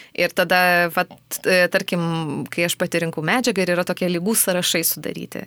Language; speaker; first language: Lithuanian; native; Lithuanian